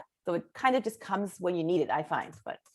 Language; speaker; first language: English; native; English